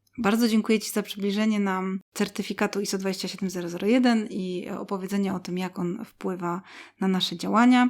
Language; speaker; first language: Polish; native; Polish